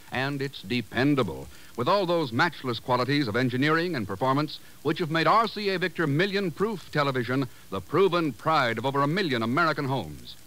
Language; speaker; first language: English; native; English